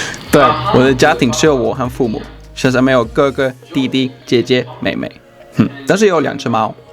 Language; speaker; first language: Chinese; non-native, fluent; Swedish